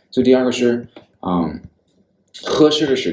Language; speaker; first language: Chinese; non-native, fluent; English